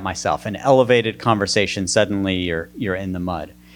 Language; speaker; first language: English; native; English